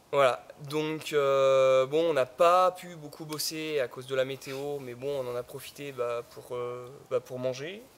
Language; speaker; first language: French; native; French